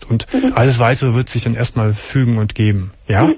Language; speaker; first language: German; native; German